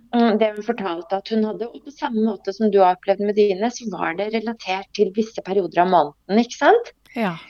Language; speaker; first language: Norwegian; early bilingual, other home language; Polish